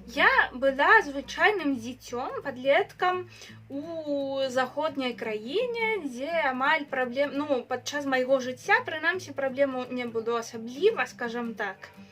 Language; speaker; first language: Belarusian; non-native, fluent; Spanish